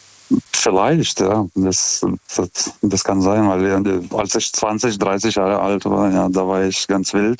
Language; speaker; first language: German; non-native, fluent; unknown